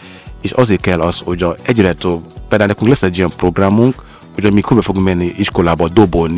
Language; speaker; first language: Hungarian; non-native, learner; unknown